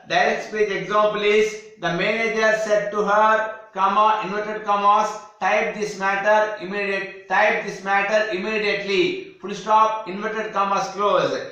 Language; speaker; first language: English; non-native, local second language; Telugu